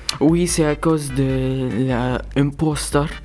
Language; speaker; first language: French; non-native, local second language; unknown